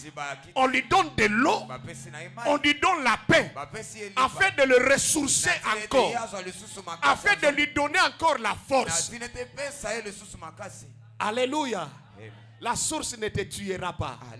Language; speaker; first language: French; non-native, local second language; Lingala